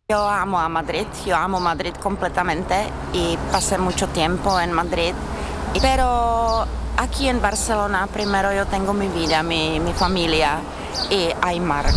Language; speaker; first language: Spanish; non-native, learner; Czech